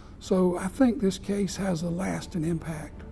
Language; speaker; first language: English; native; English